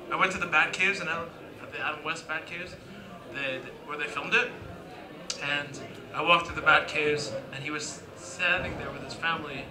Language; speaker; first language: English; native; English